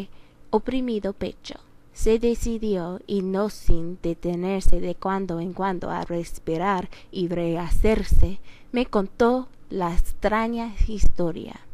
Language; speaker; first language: Spanish; non-native, learner; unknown